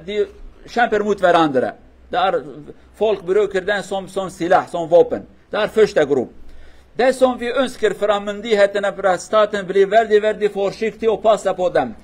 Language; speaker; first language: Norwegian; non-native, learner; Kurdish